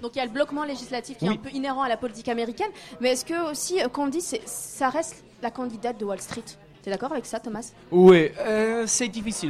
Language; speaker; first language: French; native; French